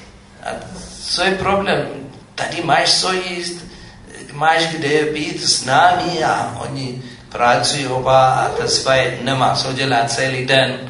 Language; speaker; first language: Czech; non-native, fluent; Amharic